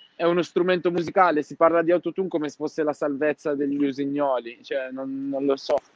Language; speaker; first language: Italian; non-native, fluent; Arabic